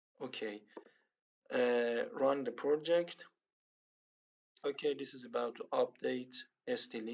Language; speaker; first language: English; non-native, learner; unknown